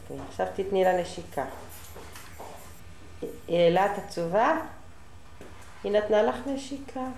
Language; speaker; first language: Hebrew; native; Hebrew